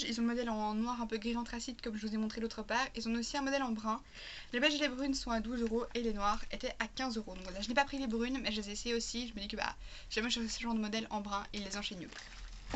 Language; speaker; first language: French; native; French